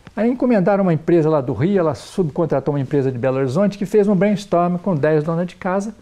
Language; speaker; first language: Portuguese; native; Portuguese